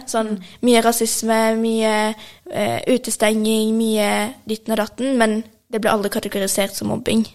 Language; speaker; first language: Norwegian; early bilingual, other home language; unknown